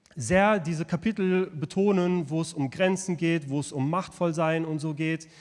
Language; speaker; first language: German; early bilingual, other home language; Lithuanian